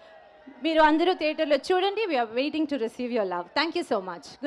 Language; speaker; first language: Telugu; non-native, local second language; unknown